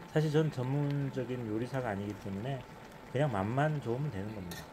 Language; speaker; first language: Korean; native; Korean